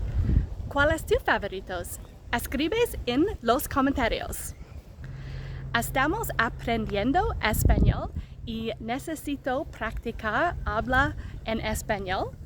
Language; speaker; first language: Spanish; non-native, learner; English